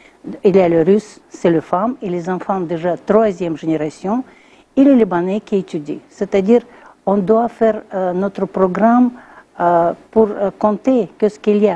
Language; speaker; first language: French; non-native, learner; Russian